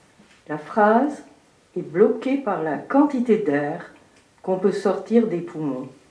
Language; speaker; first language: French; early bilingual, heritage; French